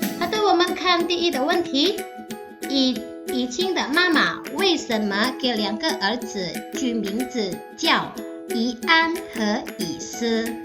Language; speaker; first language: Chinese; non-native, fluent; Indonesian